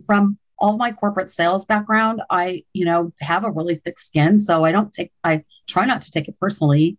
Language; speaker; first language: English; native; English